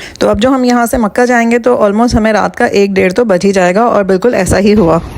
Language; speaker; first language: Urdu; native; Urdu